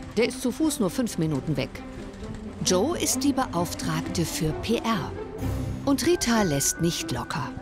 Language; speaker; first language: German; native; German